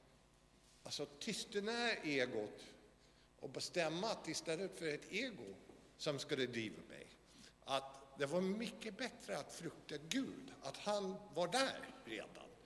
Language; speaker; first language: Swedish; non-native, fluent; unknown